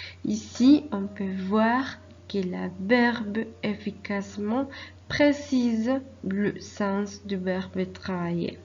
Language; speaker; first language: French; non-native, fluent; Spanish